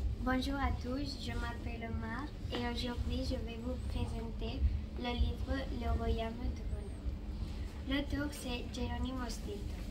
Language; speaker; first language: French; non-native, learner; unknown